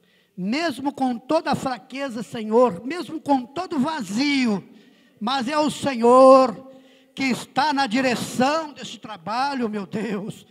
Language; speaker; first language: Portuguese; native; Portuguese